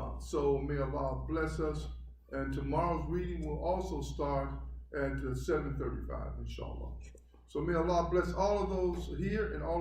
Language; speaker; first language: English; native; English